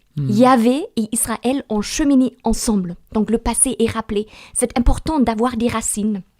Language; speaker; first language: French; non-native, fluent; German